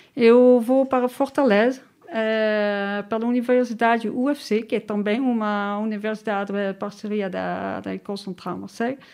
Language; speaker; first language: Portuguese; non-native, learner; Dutch